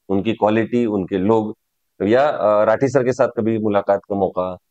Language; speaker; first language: Hindi; non-native, local second language; Marathi